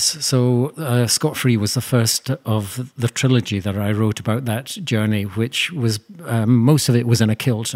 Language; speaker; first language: English; native; English